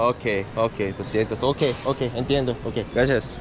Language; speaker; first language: Spanish; non-native, learner; Korean